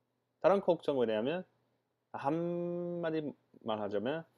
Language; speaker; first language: Korean; non-native, fluent; English